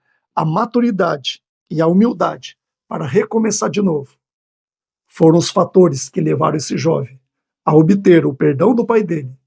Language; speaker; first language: Portuguese; native; Portuguese